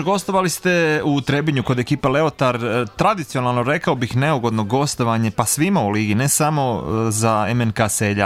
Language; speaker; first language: Croatian; native; Croatian